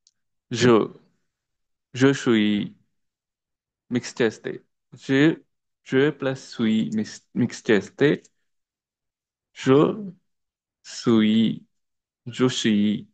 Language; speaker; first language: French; non-native, learner; Telugu